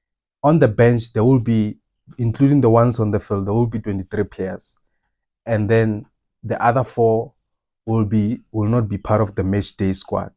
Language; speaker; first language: English; non-native, local second language; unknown